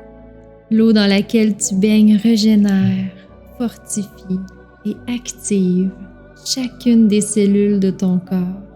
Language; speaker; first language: French; native; French